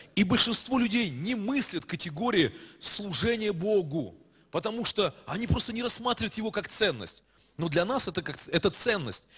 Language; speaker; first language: Russian; native; Russian